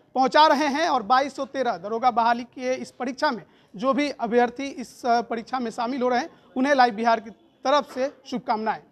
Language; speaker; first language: Hindi; native; Hindi